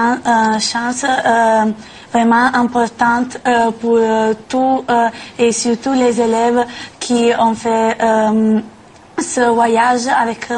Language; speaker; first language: French; non-native, learner; Italian